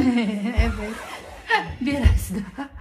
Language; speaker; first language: Turkish; non-native, learner; Filipino